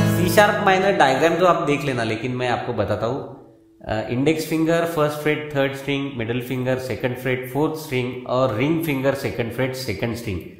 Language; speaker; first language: Hindi; non-native, local second language; Marathi